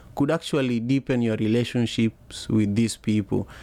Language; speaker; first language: English; non-native, local second language; Luo (Kenya and Tanzania)